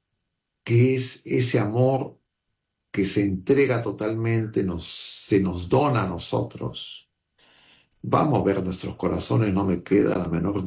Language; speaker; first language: Spanish; native; Spanish